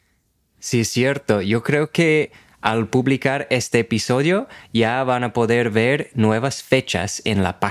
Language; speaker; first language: Spanish; non-native, fluent; English